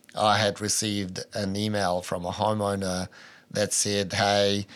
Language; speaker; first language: English; early bilingual, other home language; Albanian